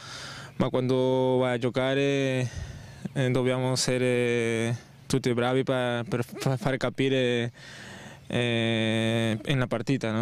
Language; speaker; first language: Italian; non-native, learner; Spanish